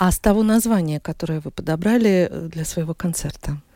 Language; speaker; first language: Russian; native; Russian